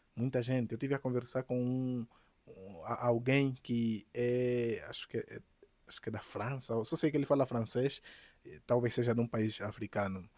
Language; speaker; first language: Portuguese; native; Portuguese